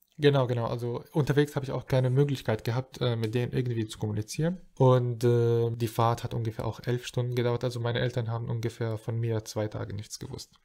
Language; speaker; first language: German; non-native, fluent; Arabic